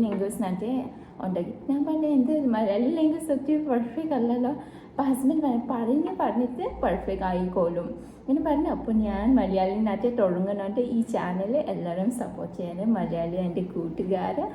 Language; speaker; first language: Malayalam; non-native, learner; Bodo